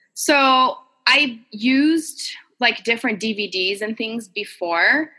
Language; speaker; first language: English; non-native, fluent; Portuguese